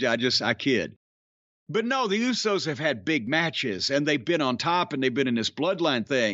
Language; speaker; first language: English; native; English